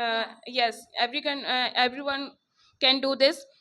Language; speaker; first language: English; non-native, local second language; Hindi